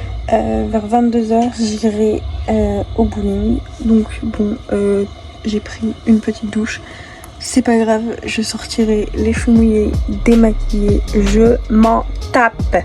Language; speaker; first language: French; native; French